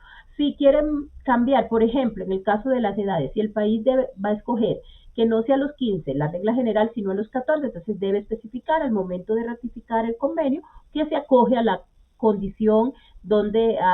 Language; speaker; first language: Spanish; native; Spanish